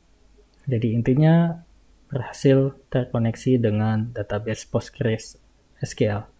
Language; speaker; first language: Indonesian; native; Indonesian